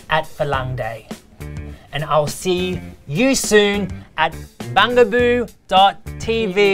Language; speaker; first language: English; native; English